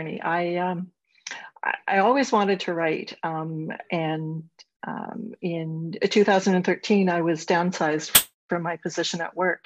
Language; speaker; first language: English; native; English